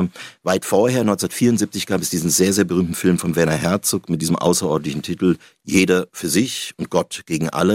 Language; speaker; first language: German; native; German